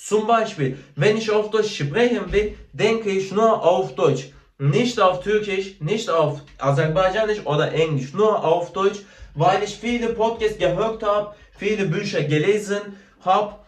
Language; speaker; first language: German; non-native, learner; Turkish